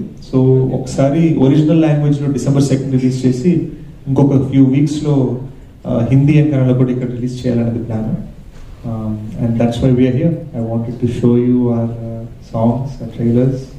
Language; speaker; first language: Telugu; early bilingual, heritage; Telugu